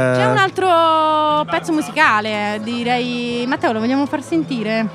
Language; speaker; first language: Italian; native; Italian